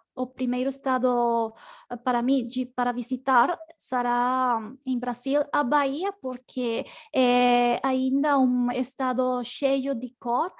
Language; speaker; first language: Portuguese; non-native, learner; Spanish